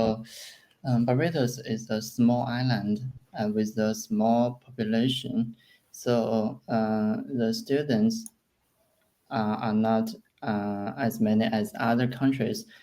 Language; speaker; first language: English; non-native, learner; Chinese